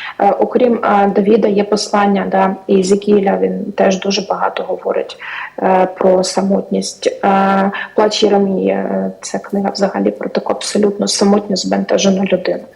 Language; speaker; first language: Ukrainian; native; Ukrainian